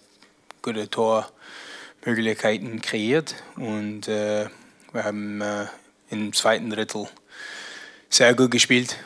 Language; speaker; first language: German; non-native, learner; English